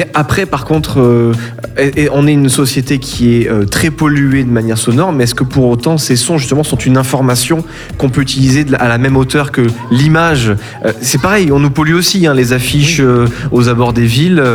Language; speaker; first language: French; native; French